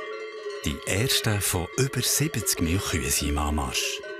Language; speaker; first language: German; native; German